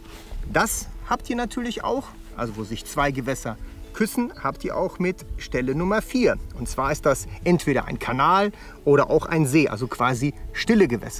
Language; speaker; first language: German; native; German